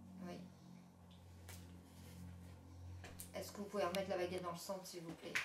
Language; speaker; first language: French; native; French